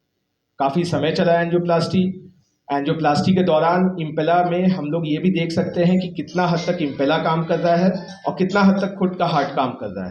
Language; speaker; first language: Hindi; native; Hindi